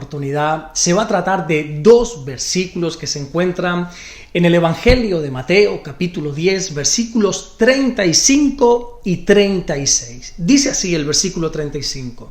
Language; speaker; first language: Spanish; native; Spanish